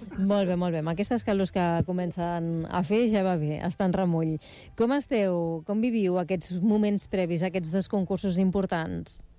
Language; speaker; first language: Catalan; native; Catalan